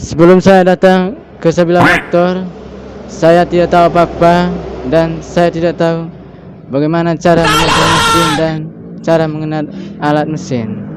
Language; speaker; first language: Indonesian; non-native, local second language; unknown